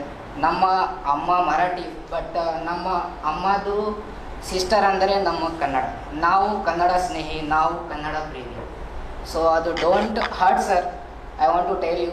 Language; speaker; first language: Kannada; non-native, local second language; Marathi